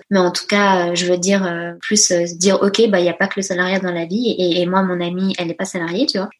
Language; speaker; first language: French; early bilingual, other home language; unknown